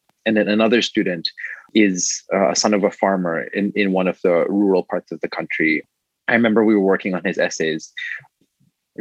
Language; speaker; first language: English; non-native, local second language; Filipino